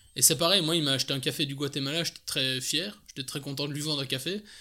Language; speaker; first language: French; native; French